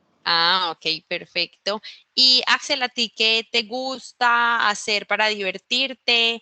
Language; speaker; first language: Spanish; native; Spanish